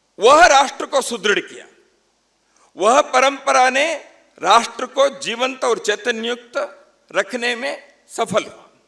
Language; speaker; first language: Hindi; non-native, local second language; Kannada